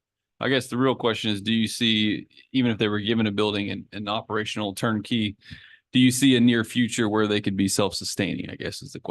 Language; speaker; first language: English; native; English